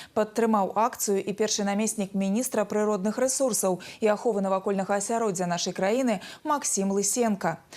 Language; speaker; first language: Belarusian; native; Belarusian